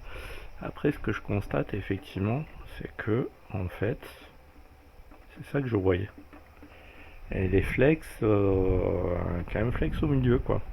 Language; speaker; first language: French; native; French